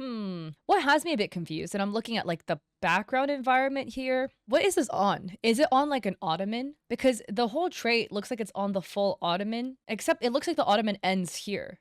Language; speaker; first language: English; native; English